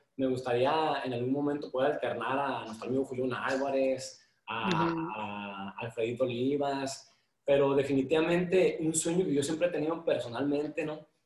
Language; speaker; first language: Spanish; native; Spanish